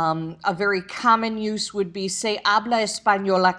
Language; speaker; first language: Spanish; non-native, fluent; English